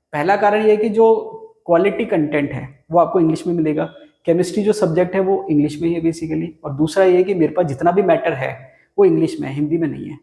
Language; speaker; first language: Hindi; native; Hindi